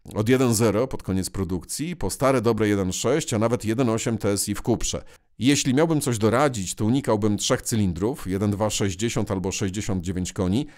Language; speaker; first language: Polish; native; Polish